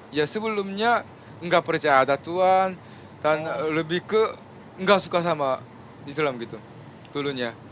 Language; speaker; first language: Malay; non-native, fluent; Korean